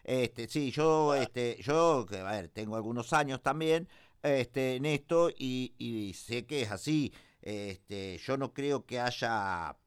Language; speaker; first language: Spanish; native; Spanish